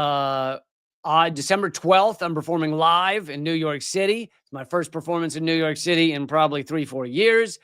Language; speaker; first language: English; native; English